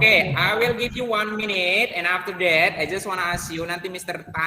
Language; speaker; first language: English; non-native, learner; Indonesian